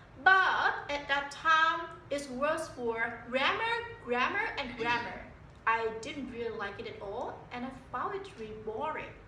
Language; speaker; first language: English; non-native, fluent; Vietnamese